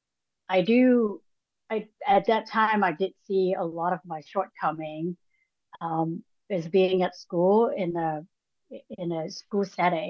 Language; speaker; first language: English; non-native, local second language; Cantonese